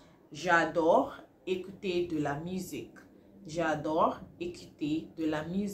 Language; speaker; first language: French; non-native, fluent; Igbo